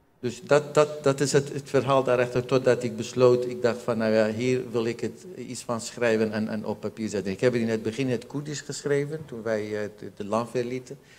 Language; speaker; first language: Dutch; non-native, fluent; Central Kurdish